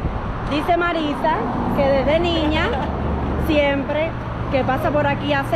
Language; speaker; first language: Spanish; native; Spanish